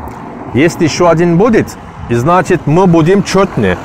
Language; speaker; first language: Russian; non-native, learner; Turkish